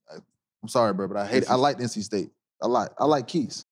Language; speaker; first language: English; native; English